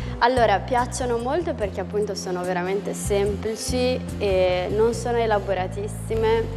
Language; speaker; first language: Italian; non-native, fluent; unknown